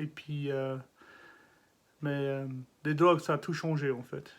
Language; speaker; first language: French; non-native, learner; English